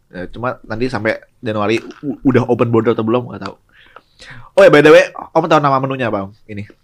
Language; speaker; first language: Indonesian; native; Indonesian